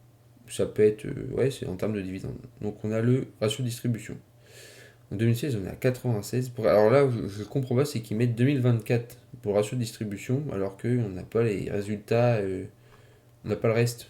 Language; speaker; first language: French; native; French